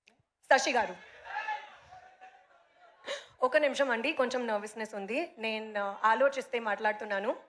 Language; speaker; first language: Telugu; non-native, learner; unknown